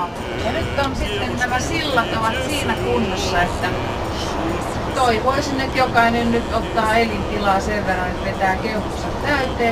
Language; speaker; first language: Finnish; native; Finnish